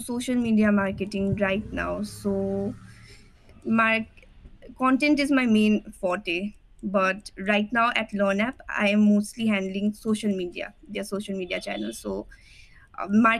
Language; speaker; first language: English; non-native, local second language; Nepali